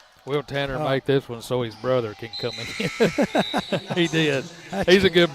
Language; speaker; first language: English; native; English